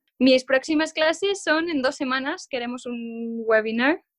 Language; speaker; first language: Spanish; non-native, local second language; Catalan